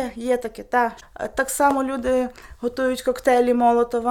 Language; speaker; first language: Polish; non-native, learner; Ukrainian